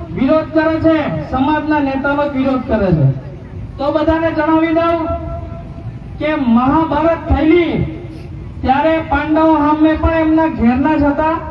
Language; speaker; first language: Gujarati; non-native, local second language; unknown